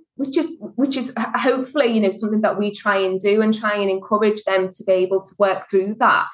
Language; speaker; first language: English; native; English